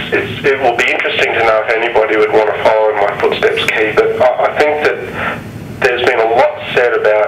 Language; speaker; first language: English; native; English